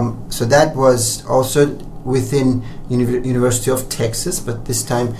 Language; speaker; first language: English; non-native, fluent; Turkish